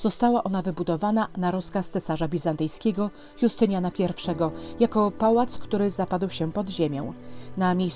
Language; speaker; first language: Polish; native; Polish